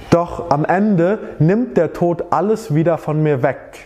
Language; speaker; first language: German; native; German